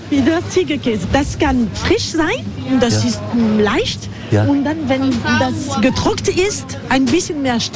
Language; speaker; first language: German; non-native, learner; French